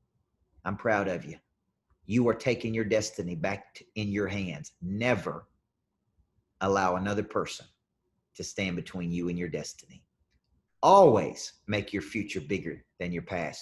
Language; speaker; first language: English; native; English